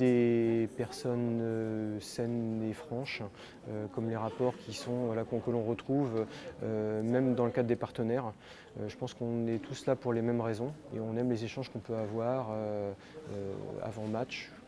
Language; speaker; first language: French; native; French